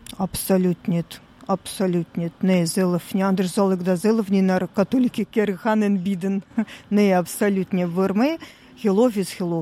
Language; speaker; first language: Dutch; non-native, learner; Russian